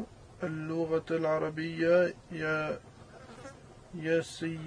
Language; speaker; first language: Arabic; non-native, learner; French